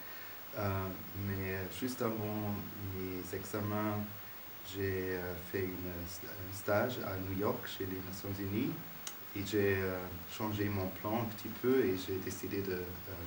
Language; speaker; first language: French; non-native, fluent; German